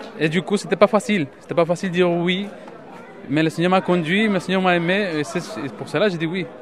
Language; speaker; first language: French; non-native, fluent; Spanish